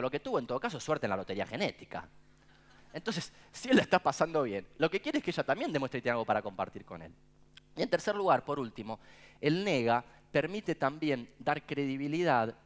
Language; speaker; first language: Spanish; native; Spanish